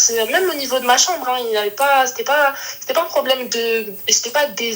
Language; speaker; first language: French; native; French